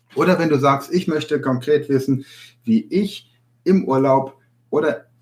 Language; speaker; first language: German; native; German